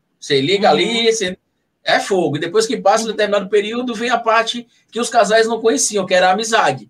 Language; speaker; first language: Portuguese; native; Portuguese